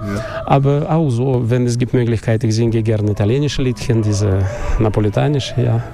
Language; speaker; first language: German; non-native, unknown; Russian